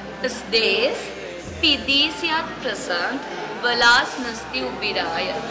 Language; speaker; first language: Russian; non-native, learner; Sinhala